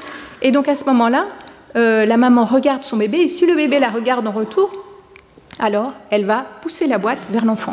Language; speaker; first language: French; native; French